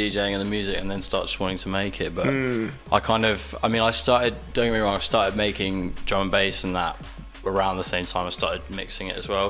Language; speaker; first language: English; native; English